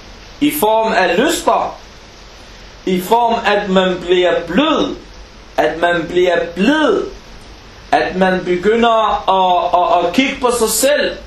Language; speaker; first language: Danish; non-native, fluent; Arabic